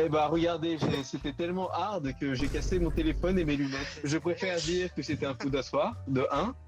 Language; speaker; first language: French; native; French